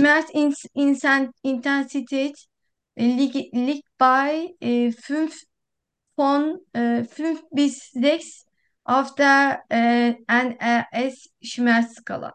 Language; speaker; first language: German; non-native, learner; Turkish